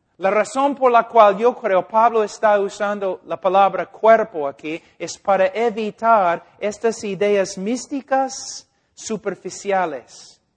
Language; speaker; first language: Spanish; non-native, fluent; English